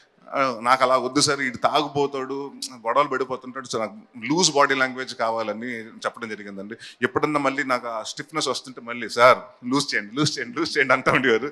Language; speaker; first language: Telugu; native; Telugu